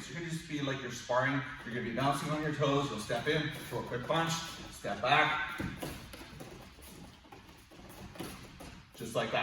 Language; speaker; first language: English; native; English